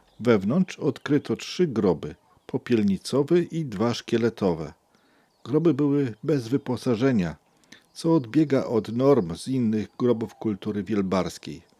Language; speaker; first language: Polish; native; Polish